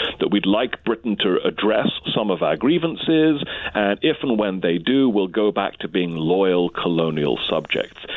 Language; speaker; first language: English; native; English